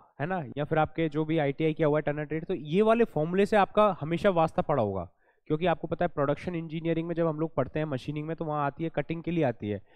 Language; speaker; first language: Hindi; native; Hindi